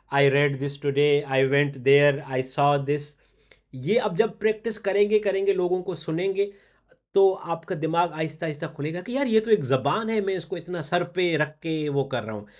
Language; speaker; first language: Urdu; non-native, local second language; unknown